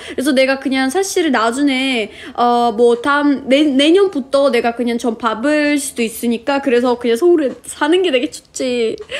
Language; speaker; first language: Korean; non-native, fluent; Russian